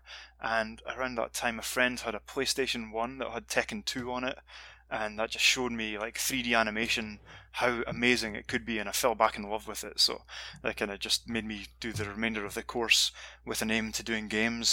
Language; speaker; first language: English; native; English